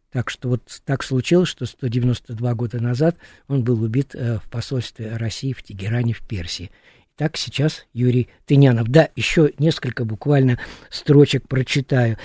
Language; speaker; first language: Russian; native; Russian